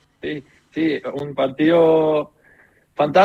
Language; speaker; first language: Spanish; non-native, learner; German